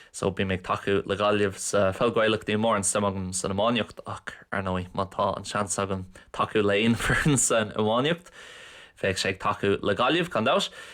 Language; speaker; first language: Irish; non-native, local second language; English